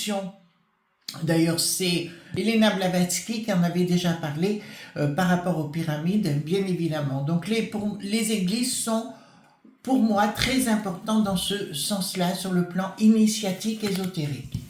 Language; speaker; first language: French; native; French